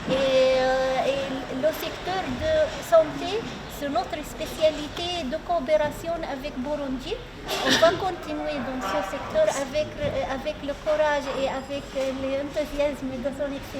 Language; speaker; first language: French; non-native, learner; Arabic